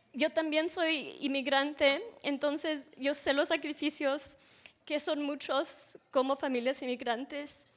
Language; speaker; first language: Spanish; early bilingual, heritage; Spanish